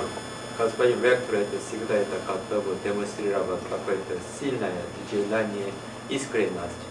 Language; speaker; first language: Russian; non-native, learner; Korean